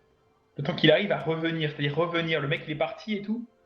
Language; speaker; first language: French; native; French